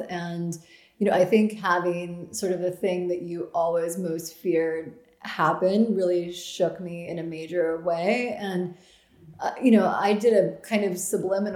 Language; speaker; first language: English; native; English